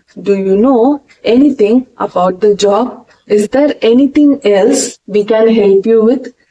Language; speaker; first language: English; non-native, local second language; Tamil